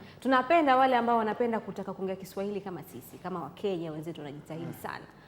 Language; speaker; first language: Swahili; native; Swahili